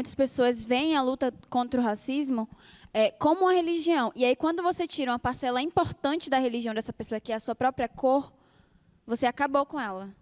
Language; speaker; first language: Portuguese; native; Portuguese